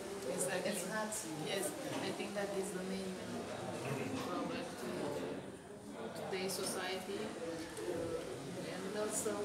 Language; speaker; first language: English; non-native, fluent; Romanian